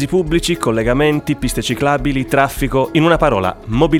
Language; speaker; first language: Italian; native; Italian